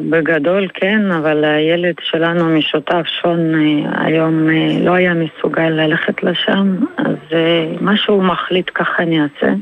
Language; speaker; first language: Hebrew; non-native, fluent; Russian